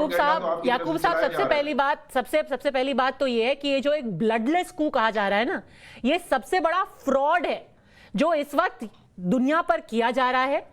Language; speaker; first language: Hindi; native; Hindi